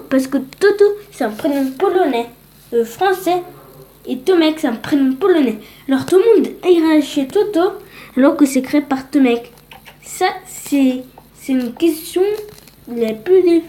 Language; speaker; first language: French; early bilingual, other home language; Polish